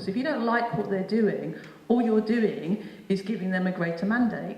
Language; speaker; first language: English; native; English